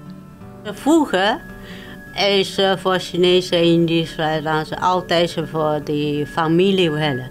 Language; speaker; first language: Dutch; non-native, local second language; Chinese